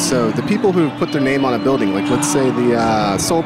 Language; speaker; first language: English; native; English